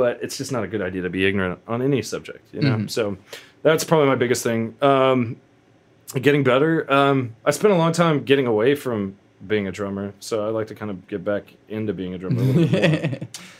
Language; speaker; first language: English; native; English